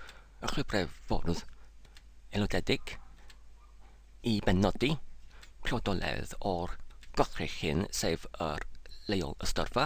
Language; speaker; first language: Welsh; non-native, learner; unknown